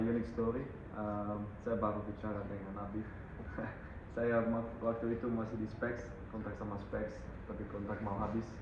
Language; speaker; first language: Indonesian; non-native, fluent; Dutch